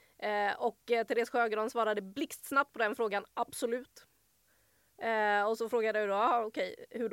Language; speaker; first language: Swedish; native; Swedish